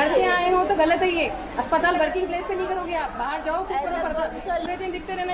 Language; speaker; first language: Hindi; native; Hindi